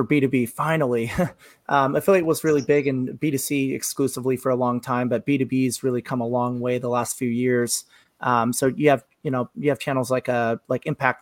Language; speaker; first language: English; native; English